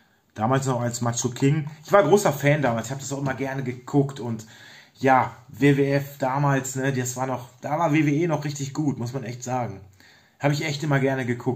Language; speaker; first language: German; native; German